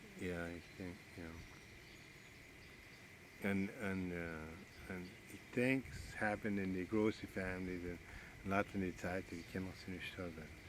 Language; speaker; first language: German; early bilingual, heritage; Pennsylvania German